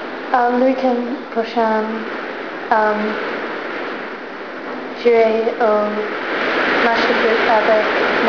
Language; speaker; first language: French; non-native, learner; English